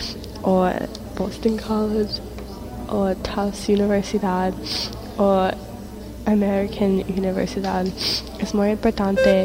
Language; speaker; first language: Spanish; non-native, learner; English